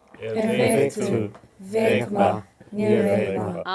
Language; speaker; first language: Irish; non-native, learner; English